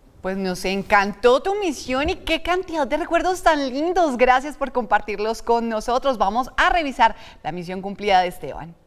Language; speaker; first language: Spanish; native; Spanish